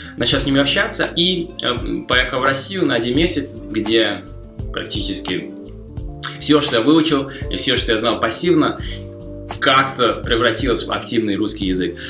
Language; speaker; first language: Russian; non-native, fluent; Slovak